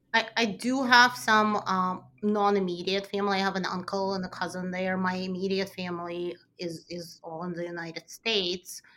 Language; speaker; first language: English; early bilingual, other home language; Russian